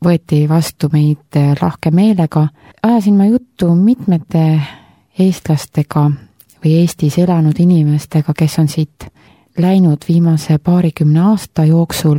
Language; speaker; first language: Estonian; native; Estonian